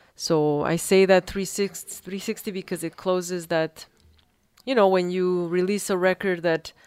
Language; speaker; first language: English; early bilingual, other home language; Spanish